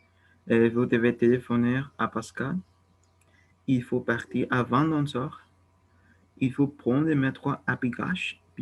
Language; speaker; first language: French; non-native, learner; Spanish